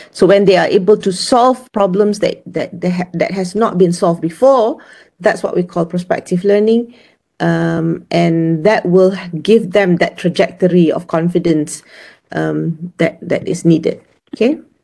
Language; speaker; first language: English; non-native, local second language; Malay